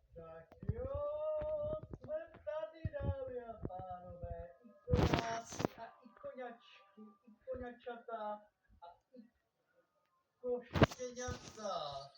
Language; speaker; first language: Czech; native; Czech